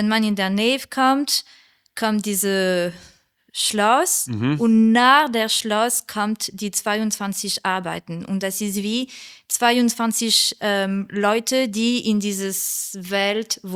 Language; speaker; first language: German; non-native, learner; French